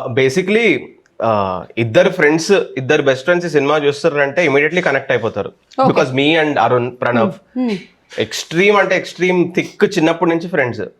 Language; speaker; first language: Telugu; early bilingual, heritage; Telugu